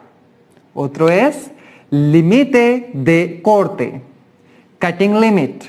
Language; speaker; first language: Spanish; non-native, learner; Hindi